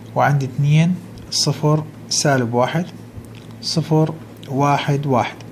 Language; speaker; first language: Arabic; native; Arabic